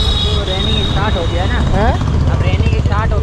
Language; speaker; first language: Hindi; native; Hindi